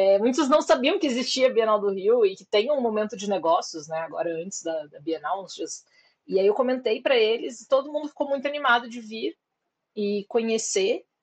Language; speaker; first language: Portuguese; native; Portuguese